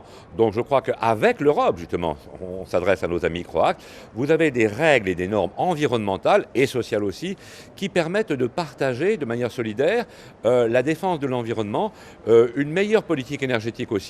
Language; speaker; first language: French; native; French